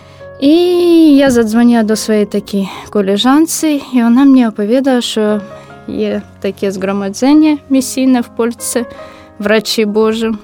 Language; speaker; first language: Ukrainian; non-native, local second language; Russian